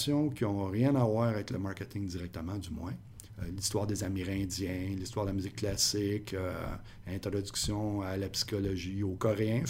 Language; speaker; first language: French; native; French